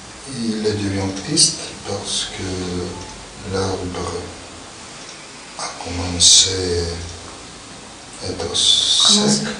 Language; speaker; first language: French; non-native, learner; Russian